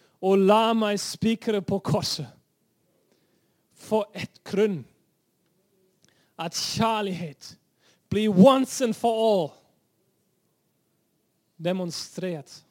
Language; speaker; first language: Norwegian; non-native, fluent; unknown